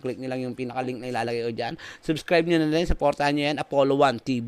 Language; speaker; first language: Filipino; native; Filipino